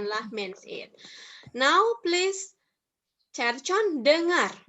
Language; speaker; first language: English; non-native, fluent; Indonesian